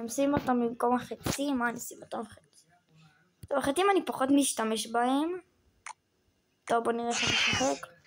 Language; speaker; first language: Hebrew; native; Hebrew